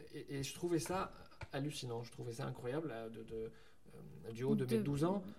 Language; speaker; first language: French; non-native, local second language; Arabic